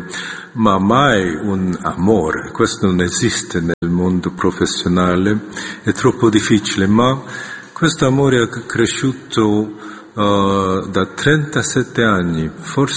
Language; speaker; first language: Italian; non-native, fluent; Korean